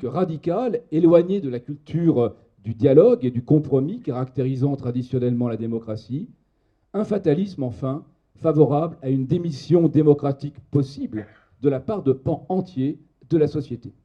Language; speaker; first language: French; native; French